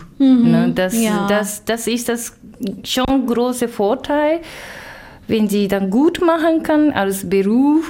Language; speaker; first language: German; non-native, fluent; Japanese